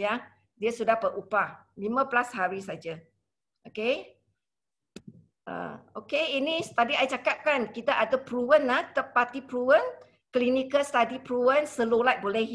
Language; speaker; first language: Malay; non-native, local second language; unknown